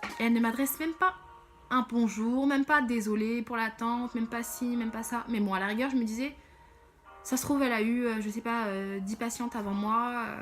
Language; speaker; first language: French; early bilingual, other home language; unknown